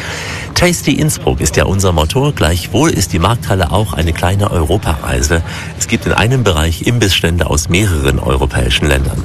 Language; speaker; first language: German; native; German